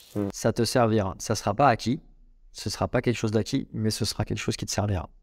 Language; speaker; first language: French; native; French